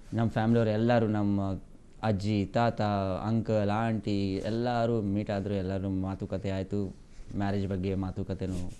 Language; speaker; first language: Kannada; non-native, fluent; Hindi